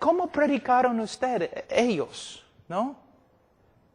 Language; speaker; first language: Spanish; non-native, fluent; English